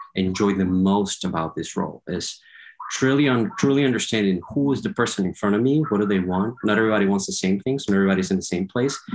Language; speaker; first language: English; non-native, fluent; Spanish